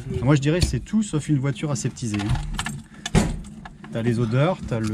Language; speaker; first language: French; native; French